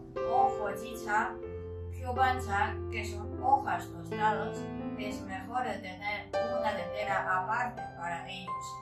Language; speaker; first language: Spanish; non-native, learner; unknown